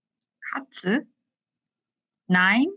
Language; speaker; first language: German; non-native, learner; Korean